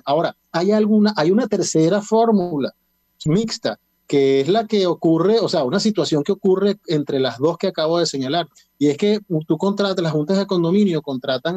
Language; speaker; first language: Spanish; native; Spanish